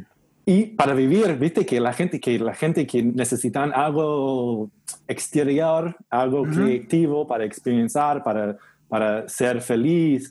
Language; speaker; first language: Spanish; non-native, learner; English